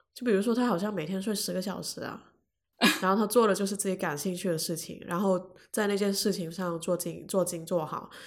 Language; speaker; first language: Chinese; non-native, local second language; Cantonese